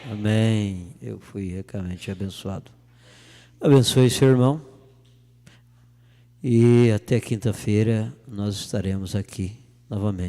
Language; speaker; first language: Portuguese; native; Portuguese